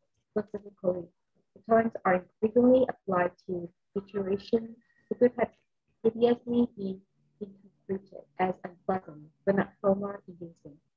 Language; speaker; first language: English; non-native, fluent; Vietnamese